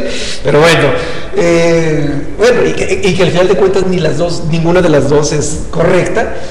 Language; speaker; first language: Spanish; native; Spanish